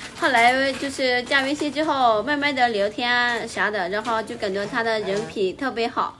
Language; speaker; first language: Chinese; non-native, fluent; Lao